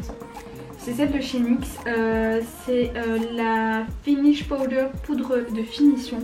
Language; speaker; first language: French; native; French